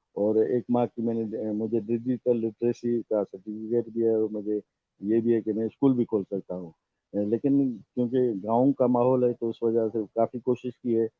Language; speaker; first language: Urdu; non-native, local second language; Sindhi